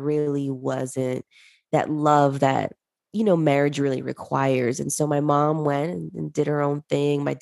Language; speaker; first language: English; native; English